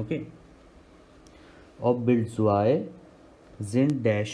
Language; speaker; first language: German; non-native, learner; Hindi